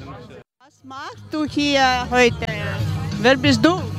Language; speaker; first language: German; non-native, learner; Ukrainian